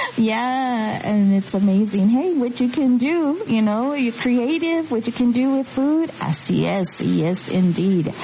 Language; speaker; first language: English; early bilingual, other home language; Spanish